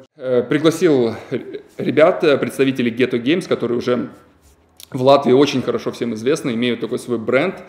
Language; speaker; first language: Russian; native; Russian